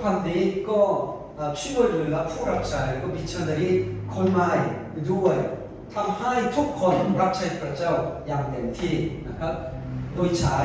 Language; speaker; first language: Thai; non-native, fluent; Korean